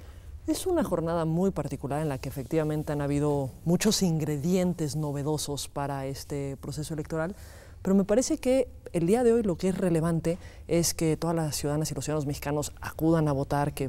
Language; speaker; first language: Spanish; native; Spanish